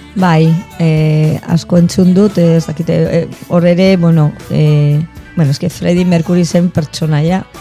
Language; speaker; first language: Basque; non-native, local second language; Spanish